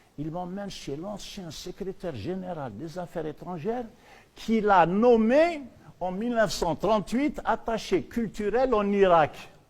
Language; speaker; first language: French; non-native, local second language; Berber languages